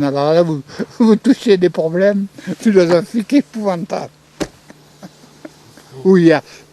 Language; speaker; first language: French; native; French